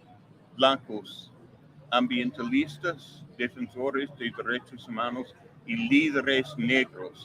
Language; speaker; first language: Spanish; non-native, fluent; English